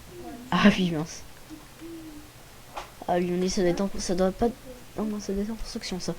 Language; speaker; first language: French; native; French